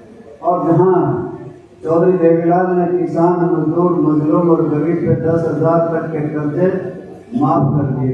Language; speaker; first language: Hindi; native; Hindi